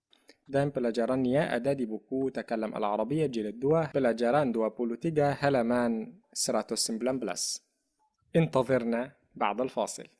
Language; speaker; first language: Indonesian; non-native, fluent; Arabic